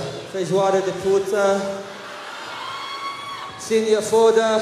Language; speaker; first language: Portuguese; non-native, learner; English